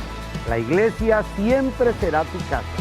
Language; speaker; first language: Spanish; native; Spanish